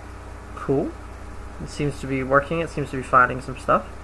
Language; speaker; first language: English; native; English